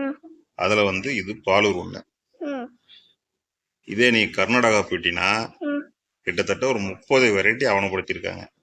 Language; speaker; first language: Tamil; native; Tamil